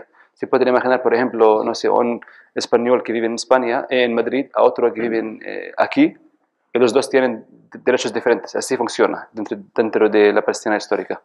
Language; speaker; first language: Spanish; non-native, fluent; Arabic